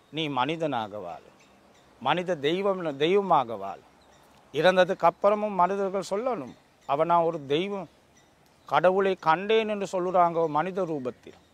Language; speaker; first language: Tamil; non-native, local second language; Sinhala